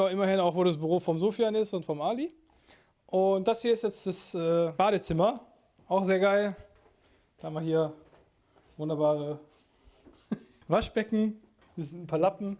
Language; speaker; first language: German; native; German